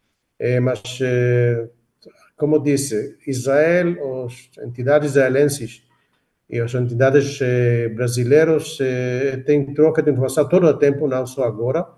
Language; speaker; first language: Portuguese; non-native, fluent; Hebrew